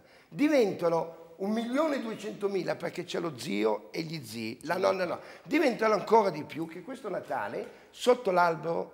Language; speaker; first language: Italian; native; Italian